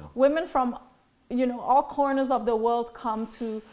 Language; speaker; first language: English; non-native, fluent; Dutch